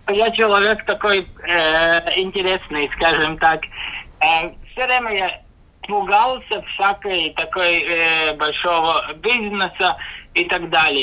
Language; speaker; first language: Russian; non-native, local second language; Latvian